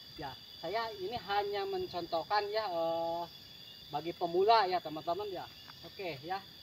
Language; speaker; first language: Indonesian; native; Indonesian